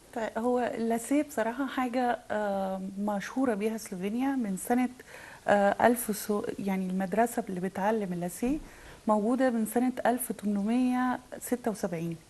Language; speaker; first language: Arabic; native; Arabic